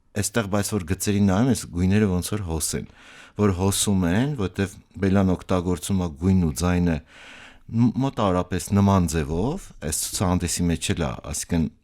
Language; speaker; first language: Armenian; native; Armenian